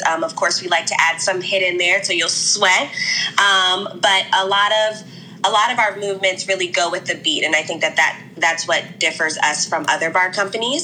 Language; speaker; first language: English; native; English